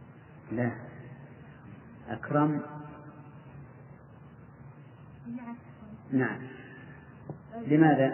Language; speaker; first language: Arabic; native; Arabic